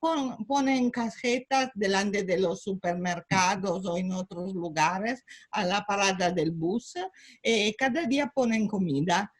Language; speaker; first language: Spanish; non-native, fluent; Italian